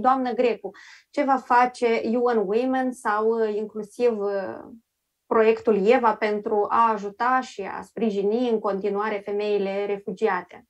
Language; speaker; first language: Romanian; native; Romanian